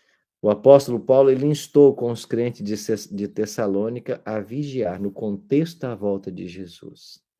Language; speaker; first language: Portuguese; native; Portuguese